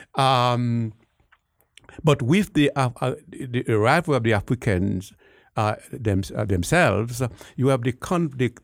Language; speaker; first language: English; non-native, fluent; Haitian Creole